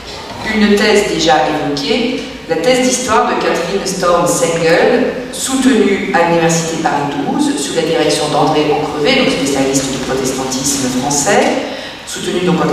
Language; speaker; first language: French; native; French